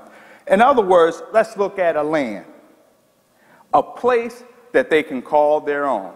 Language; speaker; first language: English; native; English